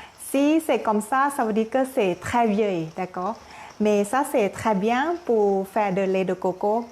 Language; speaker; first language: French; non-native, learner; Thai